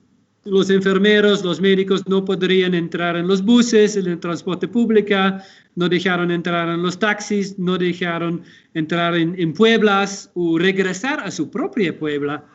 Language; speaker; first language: Spanish; non-native, fluent; Dutch